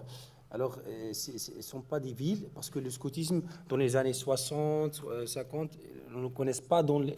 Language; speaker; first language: French; non-native, learner; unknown